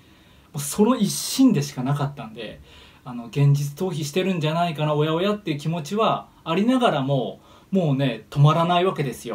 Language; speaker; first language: Japanese; native; Japanese